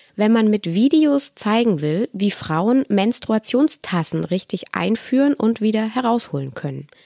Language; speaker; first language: German; native; German